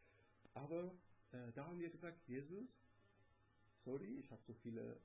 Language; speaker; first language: German; non-native, learner; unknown